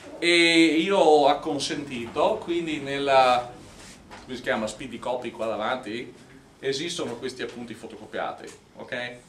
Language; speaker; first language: Italian; non-native, fluent; English